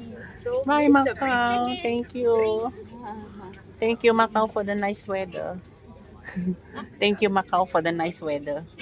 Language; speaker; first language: English; non-native, learner; Filipino